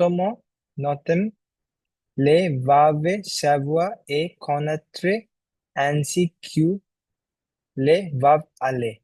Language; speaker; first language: French; non-native, learner; Bangla